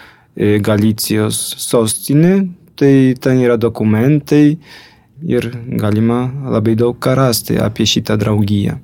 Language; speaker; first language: Lithuanian; early bilingual, heritage; Lithuanian